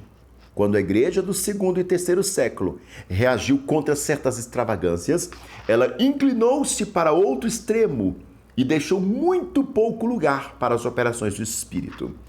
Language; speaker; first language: Portuguese; native; Portuguese